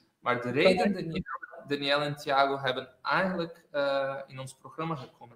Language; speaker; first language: Dutch; non-native, fluent; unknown